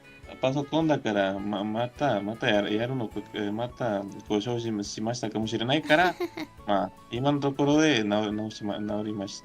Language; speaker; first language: Japanese; non-native, learner; Spanish